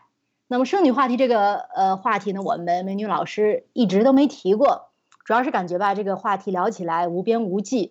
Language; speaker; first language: Chinese; native; Chinese